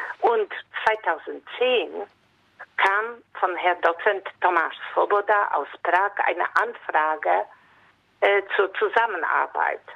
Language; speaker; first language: German; non-native, fluent; Polish